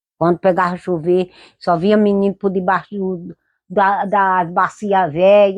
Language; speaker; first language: Portuguese; native; Portuguese